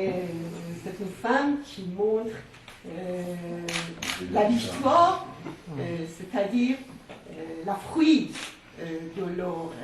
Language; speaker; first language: French; non-native, fluent; Persian